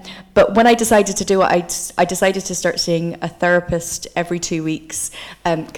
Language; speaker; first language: English; native; English